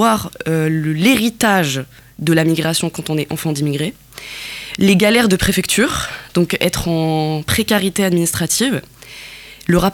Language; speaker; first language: French; non-native, local second language; Kabyle